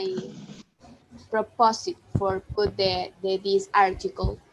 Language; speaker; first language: English; non-native, learner; Spanish